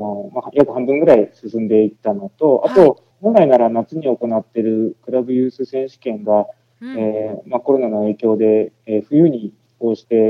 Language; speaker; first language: Japanese; native; Japanese